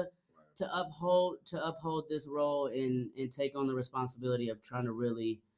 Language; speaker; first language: English; native; English